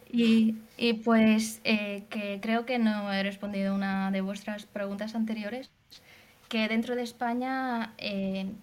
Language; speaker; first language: Spanish; non-native, fluent; Hungarian